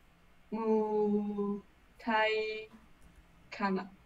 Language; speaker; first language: Japanese; non-native, learner; English